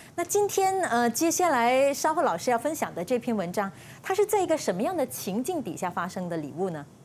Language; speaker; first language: Chinese; native; Chinese